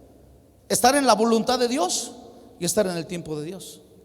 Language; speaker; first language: Spanish; native; Spanish